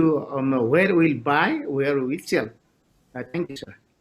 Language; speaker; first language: English; non-native, local second language; Nepali